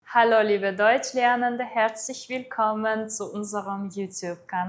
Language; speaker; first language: German; non-native, fluent; Uzbek